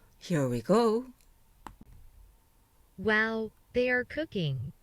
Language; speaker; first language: English; non-native, fluent; Korean